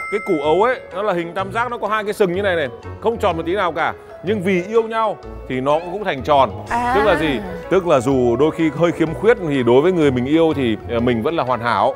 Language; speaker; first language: Vietnamese; native; Vietnamese